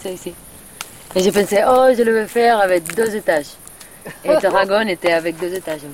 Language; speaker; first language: French; non-native, fluent; Catalan